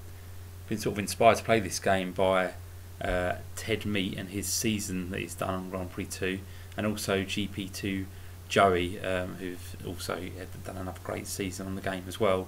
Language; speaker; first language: English; native; English